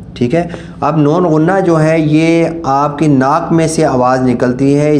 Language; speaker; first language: Urdu; non-native, local second language; Punjabi